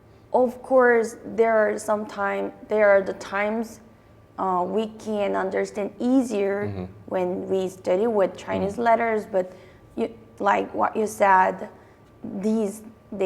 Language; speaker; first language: English; non-native, fluent; Korean